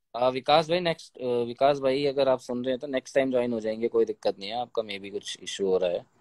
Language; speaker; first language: Hindi; native; Hindi